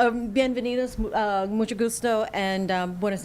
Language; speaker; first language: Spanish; non-native, learner; English